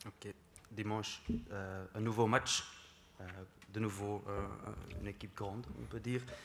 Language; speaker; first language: French; non-native, local second language; Dutch